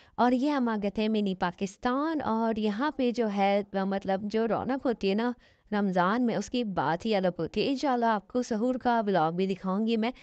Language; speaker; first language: Urdu; native; Urdu